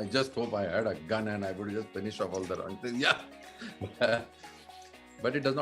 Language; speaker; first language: English; non-native, local second language; Hindi